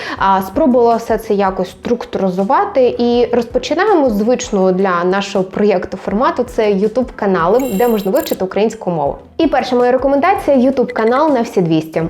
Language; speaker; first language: Ukrainian; non-native, local second language; Russian